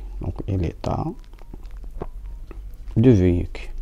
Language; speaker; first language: French; non-native, local second language; Arabic